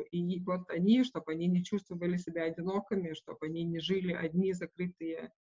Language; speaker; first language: Russian; non-native, local second language; Lithuanian